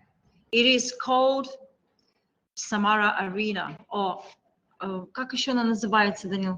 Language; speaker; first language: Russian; native; Russian